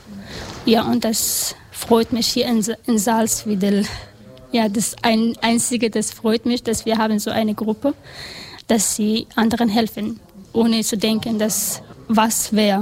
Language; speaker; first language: German; non-native, learner; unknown